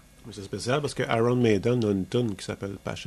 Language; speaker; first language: French; native; French